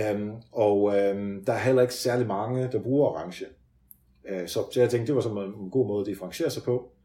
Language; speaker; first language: Danish; early bilingual, other home language; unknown